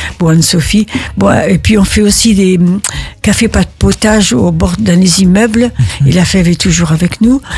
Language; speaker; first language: French; early bilingual, other home language; Italian